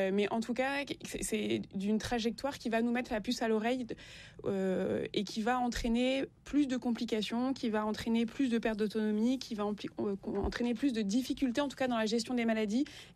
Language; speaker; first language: French; native; French